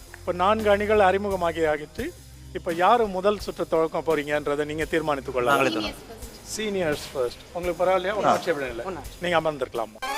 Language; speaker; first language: Tamil; native; Tamil